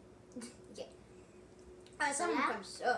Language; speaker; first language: French; non-native, local second language; English